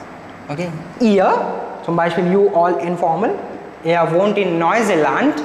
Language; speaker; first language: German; non-native, learner; Marathi